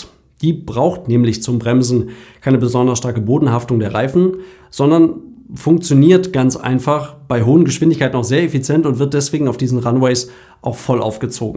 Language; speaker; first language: German; native; German